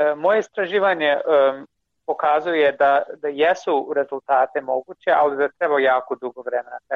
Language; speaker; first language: Croatian; non-native, fluent; English